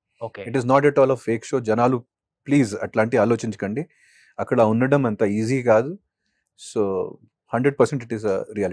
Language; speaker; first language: Telugu; non-native, fluent; Hindi